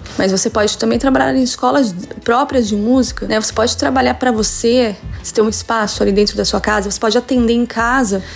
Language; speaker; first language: Portuguese; native; Portuguese